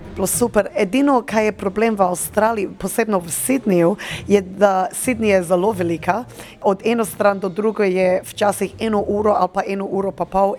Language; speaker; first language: Slovenian; early bilingual, heritage; Slovenian